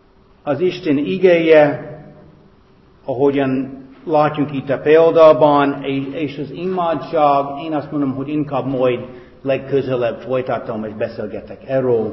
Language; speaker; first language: Hungarian; non-native, fluent; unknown